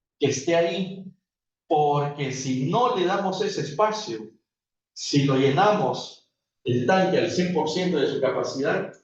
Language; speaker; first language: Spanish; native; Spanish